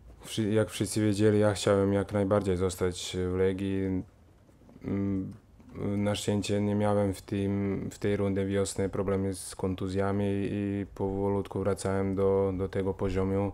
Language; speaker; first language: Polish; non-native, fluent; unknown